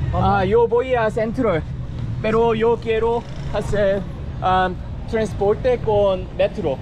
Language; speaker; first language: Spanish; non-native, learner; Korean